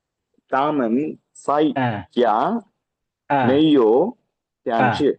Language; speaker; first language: Chinese; non-native, learner; Tamil